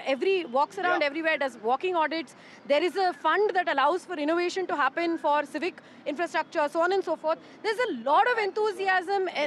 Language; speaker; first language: English; non-native, local second language; Kannada